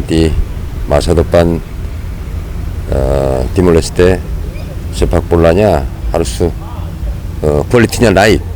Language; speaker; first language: Indonesian; non-native, learner; Korean